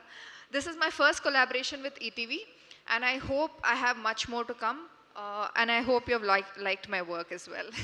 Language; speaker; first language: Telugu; non-native, fluent; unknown